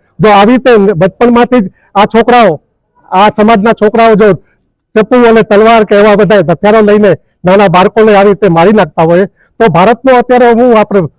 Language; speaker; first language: Gujarati; non-native, local second language; Sindhi